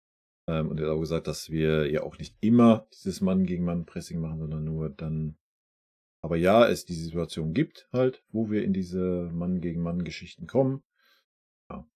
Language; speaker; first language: German; native; German